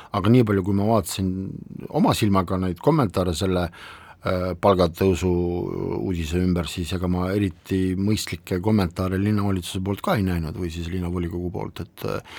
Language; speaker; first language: Estonian; non-native, local second language; Russian